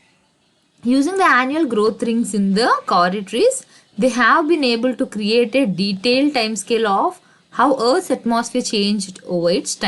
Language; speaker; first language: Telugu; native; Telugu